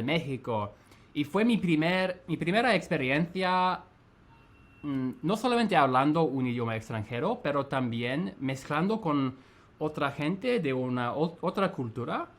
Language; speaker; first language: Spanish; non-native, fluent; English